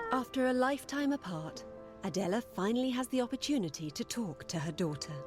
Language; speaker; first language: English; native; English